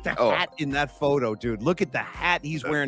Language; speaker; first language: English; native; English